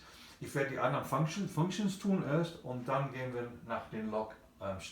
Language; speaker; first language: German; non-native, fluent; English